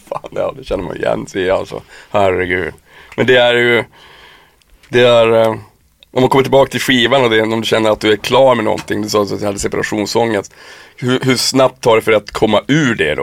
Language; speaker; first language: Swedish; native; Swedish